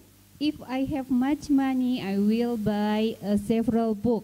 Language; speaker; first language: English; non-native, learner; Indonesian